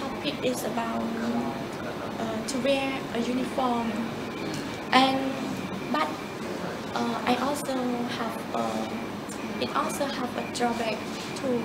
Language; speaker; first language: English; non-native, learner; Khmer